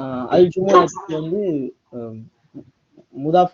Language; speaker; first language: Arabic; non-native, learner; Tamil